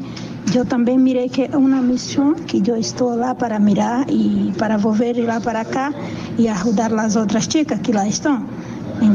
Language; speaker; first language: Spanish; non-native, learner; Portuguese